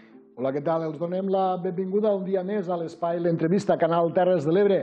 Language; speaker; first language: Catalan; native; Catalan